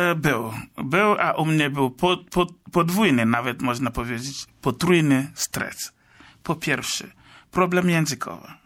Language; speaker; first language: Polish; non-native, fluent; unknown